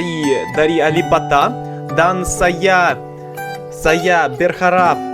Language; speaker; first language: Indonesian; non-native, learner; English